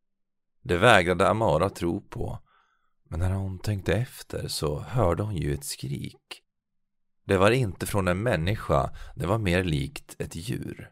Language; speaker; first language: Swedish; native; Swedish